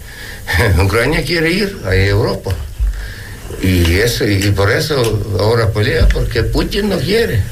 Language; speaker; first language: Spanish; non-native, learner; Ukrainian